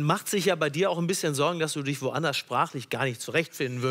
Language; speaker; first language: German; native; German